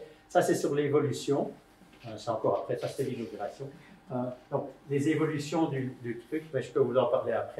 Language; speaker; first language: French; native; French